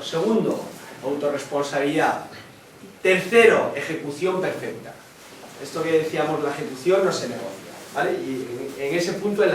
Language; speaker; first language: Spanish; native; Spanish